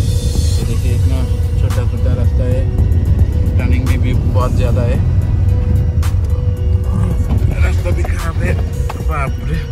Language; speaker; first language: Hindi; non-native, local second language; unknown